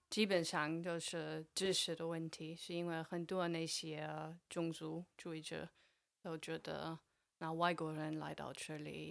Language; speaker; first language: Chinese; non-native, fluent; English